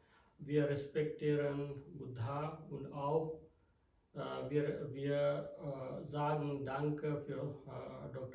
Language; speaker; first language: German; non-native, fluent; Sinhala